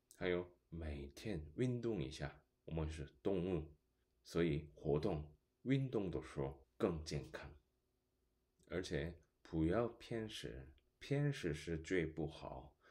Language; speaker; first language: Chinese; non-native, fluent; Korean